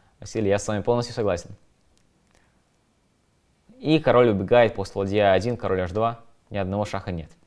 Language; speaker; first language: Russian; native; Russian